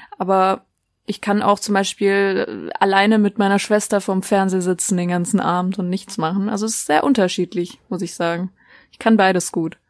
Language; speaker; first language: German; native; German